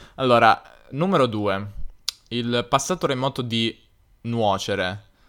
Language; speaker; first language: Italian; native; Italian